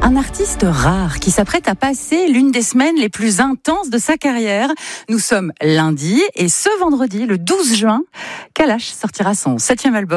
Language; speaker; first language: French; native; French